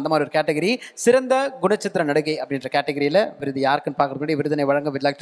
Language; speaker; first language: Tamil; native; Tamil